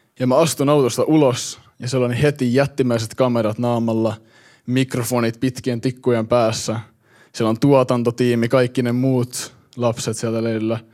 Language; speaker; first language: Finnish; early bilingual, heritage; Finnish